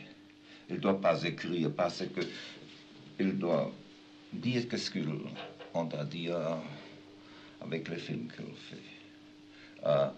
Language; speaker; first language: French; non-native, fluent; German